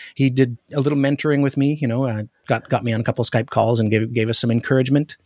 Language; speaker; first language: English; native; English